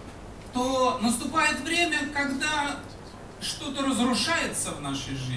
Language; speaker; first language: Polish; non-native, learner; Russian